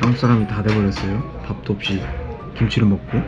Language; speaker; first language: Korean; native; Korean